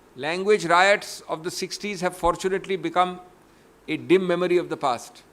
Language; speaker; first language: English; non-native, local second language; Hindi